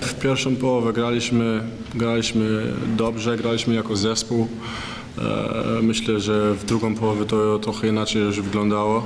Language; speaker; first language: Polish; non-native, learner; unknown